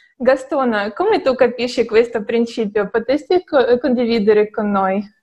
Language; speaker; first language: Italian; non-native, fluent; Russian